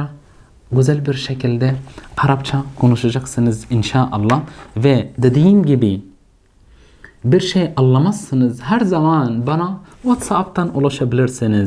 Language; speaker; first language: Turkish; non-native, fluent; Arabic